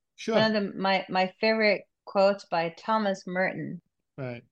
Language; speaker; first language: English; non-native, local second language; Urdu